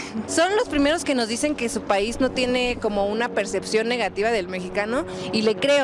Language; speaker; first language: Spanish; native; Spanish